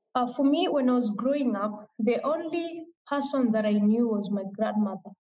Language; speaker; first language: English; non-native, local second language; Meru